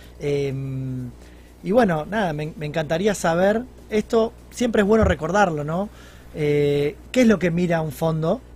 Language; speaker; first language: Spanish; native; Spanish